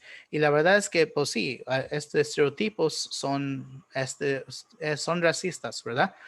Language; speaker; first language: Spanish; early bilingual, heritage; Spanish